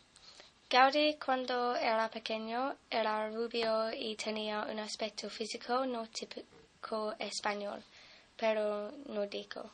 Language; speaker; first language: Spanish; non-native, fluent; English